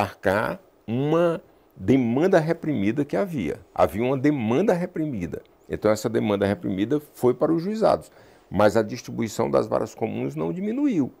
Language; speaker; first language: Portuguese; native; Portuguese